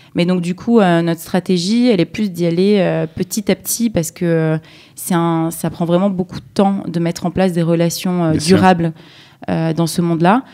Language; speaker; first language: French; native; French